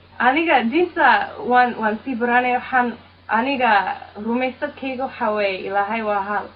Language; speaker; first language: Somali; non-native, fluent; English